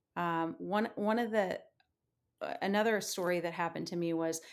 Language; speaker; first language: English; native; English